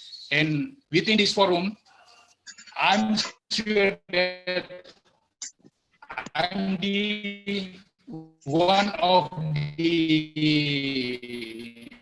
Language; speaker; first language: English; non-native, learner; Indonesian